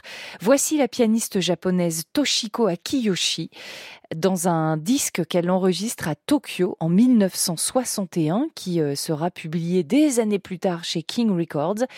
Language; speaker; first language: French; native; French